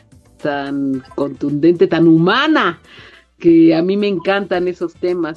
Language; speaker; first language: Spanish; native; Spanish